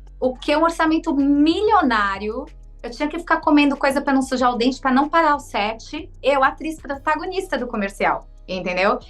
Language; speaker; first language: Portuguese; native; Portuguese